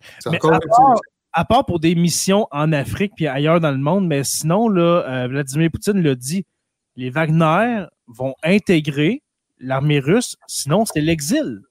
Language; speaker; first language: French; native; French